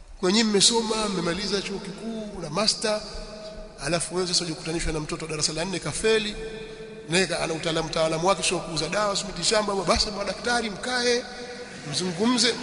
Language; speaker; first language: Swahili; native; Swahili